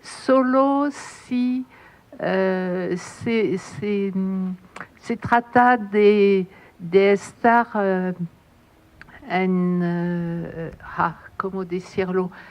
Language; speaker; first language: Spanish; non-native, fluent; French